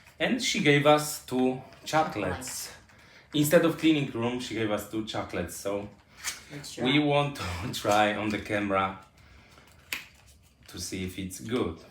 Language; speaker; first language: English; non-native, fluent; Polish